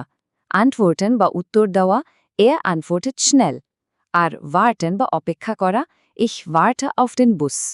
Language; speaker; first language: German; non-native, fluent; Bangla